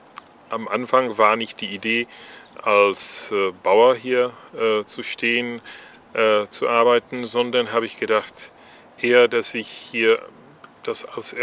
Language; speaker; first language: German; non-native, fluent; Czech